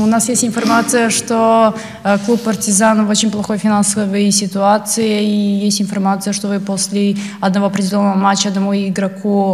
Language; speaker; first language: Russian; non-native, fluent; Serbian